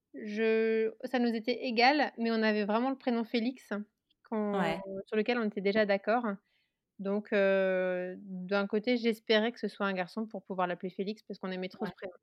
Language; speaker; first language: French; native; French